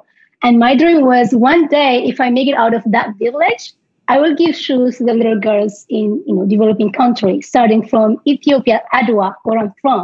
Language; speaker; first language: English; non-native, fluent; Tigrinya